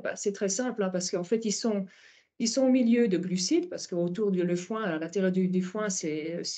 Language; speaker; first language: French; native; French